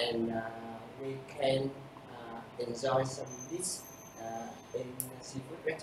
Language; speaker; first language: English; non-native, learner; Vietnamese